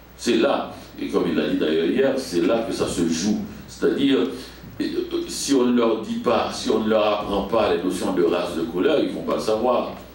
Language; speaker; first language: French; non-native, local second language; Haitian Creole